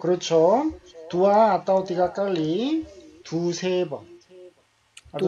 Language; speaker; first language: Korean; native; Korean